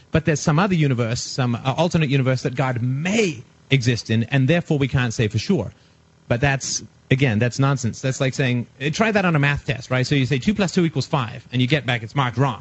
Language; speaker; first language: English; native; English